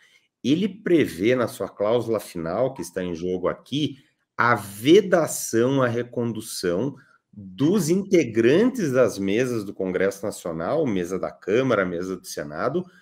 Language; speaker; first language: Portuguese; native; Portuguese